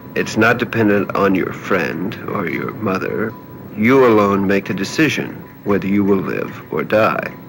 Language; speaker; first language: English; native; English